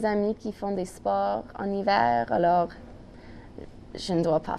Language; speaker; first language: French; non-native, local second language; English